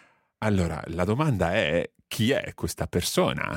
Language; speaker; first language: Italian; non-native, fluent; English